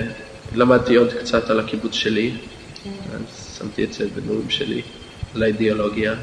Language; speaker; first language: Hebrew; non-native, fluent; English